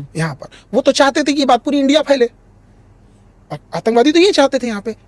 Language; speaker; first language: Hindi; native; Hindi